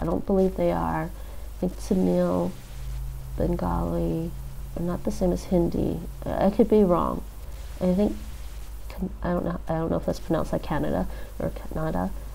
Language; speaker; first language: English; native; English